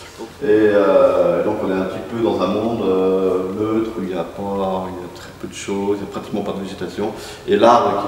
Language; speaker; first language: French; native; French